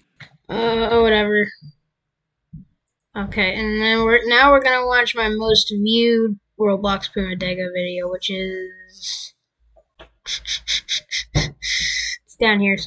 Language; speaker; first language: English; native; English